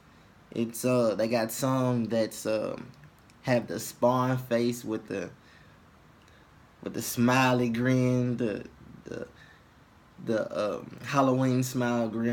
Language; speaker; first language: English; native; English